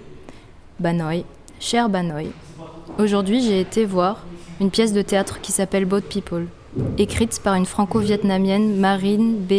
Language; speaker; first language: French; native; French